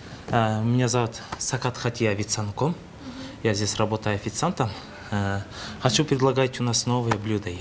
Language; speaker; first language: Russian; non-native, local second language; Kyrgyz